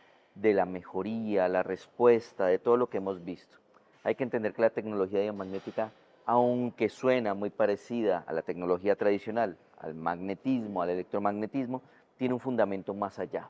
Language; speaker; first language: Spanish; native; Spanish